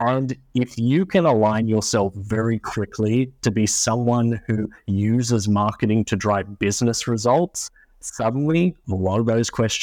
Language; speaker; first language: English; native; English